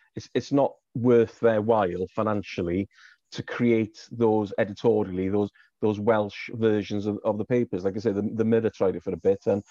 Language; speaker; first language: English; native; English